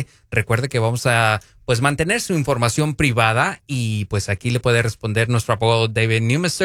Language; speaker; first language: Spanish; native; Spanish